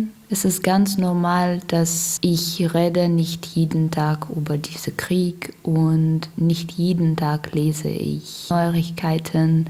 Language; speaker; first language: German; non-native, learner; Russian